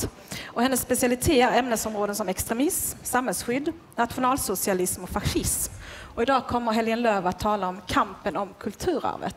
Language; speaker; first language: Swedish; native; Swedish